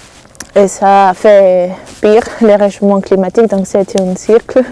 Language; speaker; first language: French; non-native, fluent; Spanish